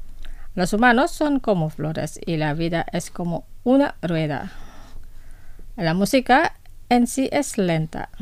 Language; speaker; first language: Spanish; non-native, fluent; Indonesian